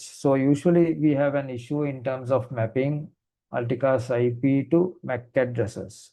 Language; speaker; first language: English; non-native, fluent; Sinhala